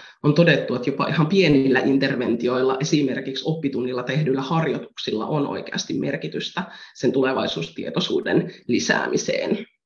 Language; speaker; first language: Finnish; native; Finnish